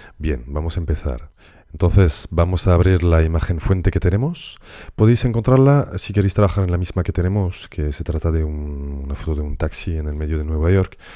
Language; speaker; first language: Spanish; native; Spanish